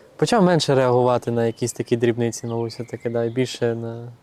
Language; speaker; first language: Ukrainian; native; Ukrainian